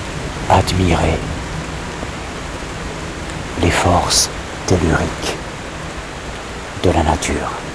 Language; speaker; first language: French; native; French